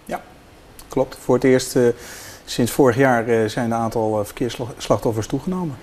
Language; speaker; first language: Dutch; native; Dutch